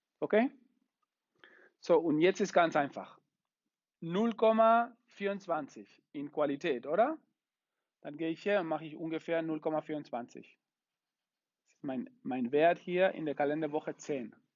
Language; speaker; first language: German; non-native, fluent; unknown